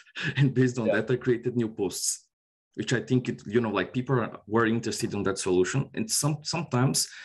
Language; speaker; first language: English; non-native, fluent; Portuguese